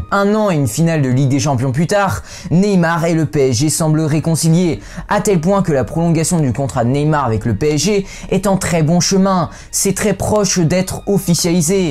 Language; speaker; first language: French; native; French